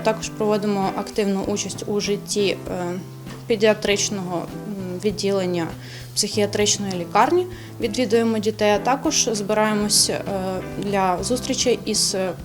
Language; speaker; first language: Ukrainian; native; Ukrainian